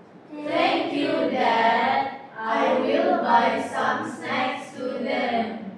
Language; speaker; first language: English; non-native, learner; Indonesian